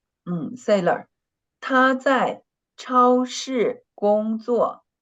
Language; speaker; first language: Chinese; non-native, fluent; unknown